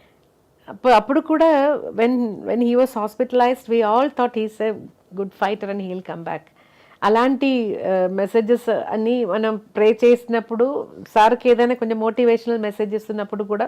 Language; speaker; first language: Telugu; non-native, fluent; Malayalam